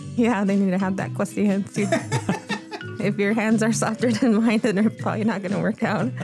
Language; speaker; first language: English; native; English